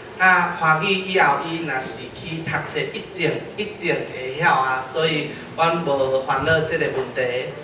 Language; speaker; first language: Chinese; non-native, fluent; Vietnamese